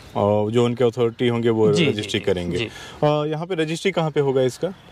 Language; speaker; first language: Hindi; native; Hindi